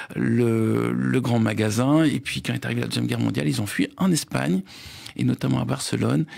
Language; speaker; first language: French; native; French